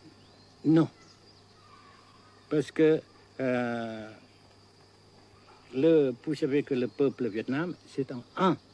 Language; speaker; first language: French; non-native, fluent; Vietnamese